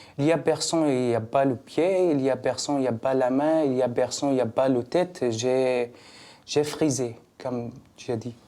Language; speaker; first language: French; non-native, learner; Arabic